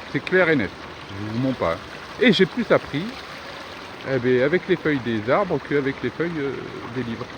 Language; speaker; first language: French; early bilingual, other home language; Arabic